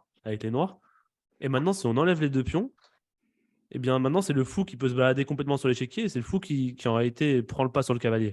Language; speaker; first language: French; native; French